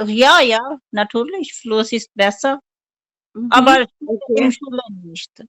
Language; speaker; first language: German; non-native, learner; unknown